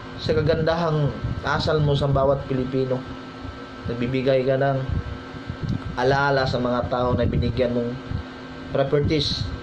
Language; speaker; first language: Filipino; non-native, local second language; Cebuano